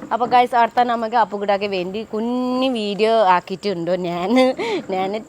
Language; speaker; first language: Malayalam; non-native, learner; Nepali